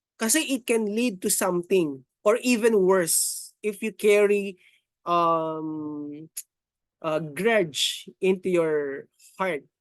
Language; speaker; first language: English; non-native, local second language; Filipino